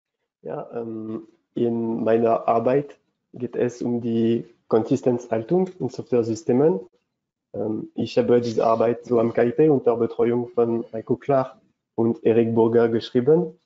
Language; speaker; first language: German; non-native, fluent; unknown